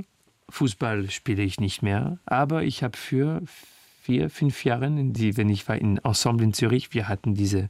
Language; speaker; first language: German; non-native, fluent; French